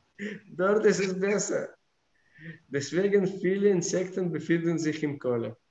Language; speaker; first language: German; non-native, fluent; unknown